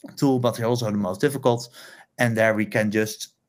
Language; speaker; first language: English; non-native, fluent; Dutch